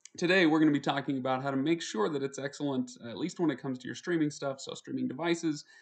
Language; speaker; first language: English; native; English